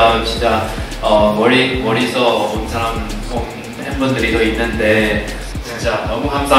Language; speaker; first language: Korean; non-native, fluent; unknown